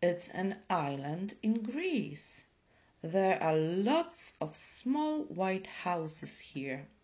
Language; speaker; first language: English; non-native, fluent; Polish